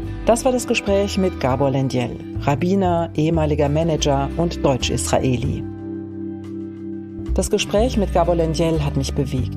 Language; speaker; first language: German; native; German